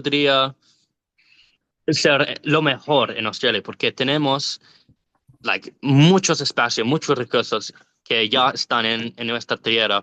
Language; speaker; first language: Spanish; non-native, learner; English